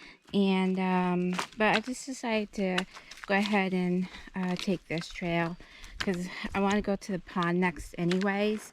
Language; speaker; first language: English; native; English